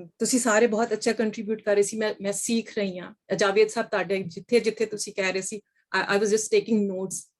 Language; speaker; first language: Punjabi; non-native, local second language; Urdu